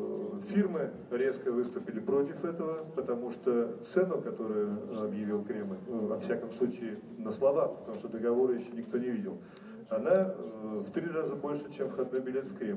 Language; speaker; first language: Russian; native; Russian